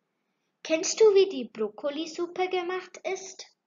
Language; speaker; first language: German; non-native, learner; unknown